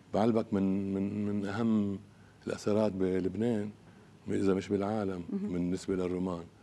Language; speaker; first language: Arabic; native; Arabic